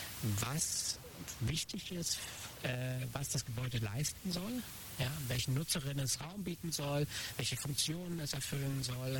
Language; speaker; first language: German; native; German